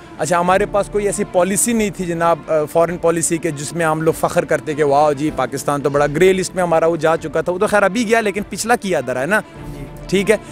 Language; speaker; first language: Urdu; non-native, local second language; Pashto